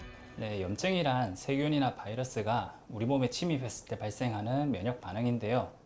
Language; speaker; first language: Korean; native; Korean